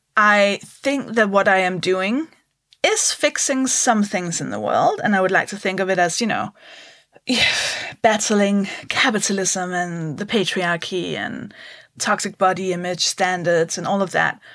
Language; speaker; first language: English; non-native, fluent; Danish